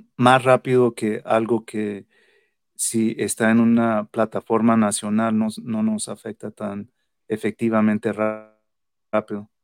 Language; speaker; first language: Spanish; early bilingual, heritage; Spanish